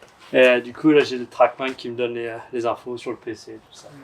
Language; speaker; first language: French; native; French